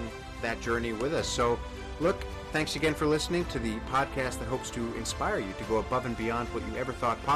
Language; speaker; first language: English; native; English